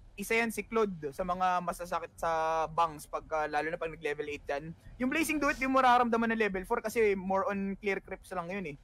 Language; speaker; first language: Filipino; native; Filipino